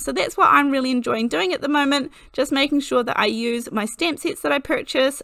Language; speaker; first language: English; native; English